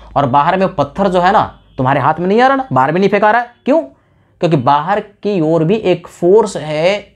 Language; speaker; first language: Hindi; native; Hindi